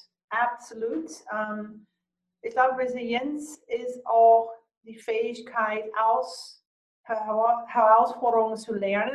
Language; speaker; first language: German; non-native, fluent; English